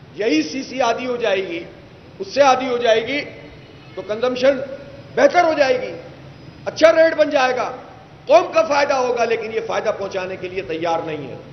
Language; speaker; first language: Urdu; native; Urdu